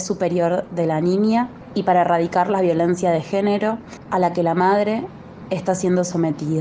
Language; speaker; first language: Spanish; native; Spanish